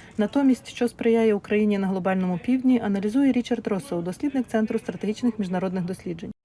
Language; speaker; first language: Ukrainian; native; Ukrainian